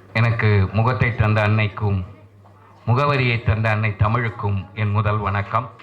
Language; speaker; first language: Tamil; non-native, local second language; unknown